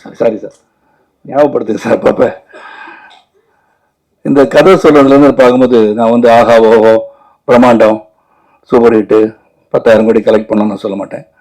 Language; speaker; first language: Tamil; native; Tamil